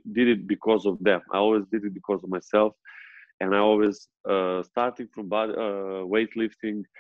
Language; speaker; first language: English; non-native, fluent; Serbian